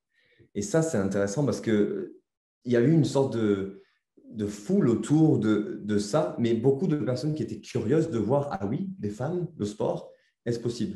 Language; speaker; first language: French; native; French